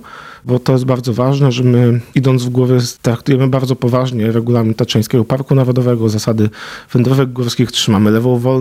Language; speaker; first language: Polish; native; Polish